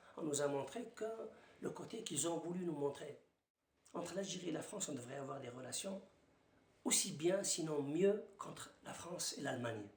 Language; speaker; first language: French; non-native, local second language; Arabic